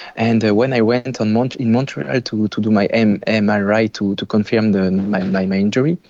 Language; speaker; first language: English; non-native, fluent; French